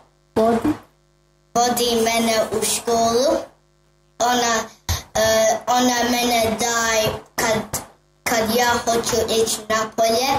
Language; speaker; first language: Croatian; early bilingual, heritage; Bosnian